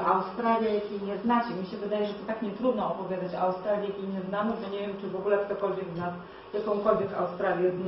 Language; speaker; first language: Polish; native; Polish